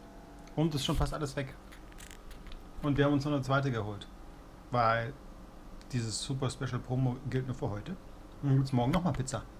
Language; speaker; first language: German; native; German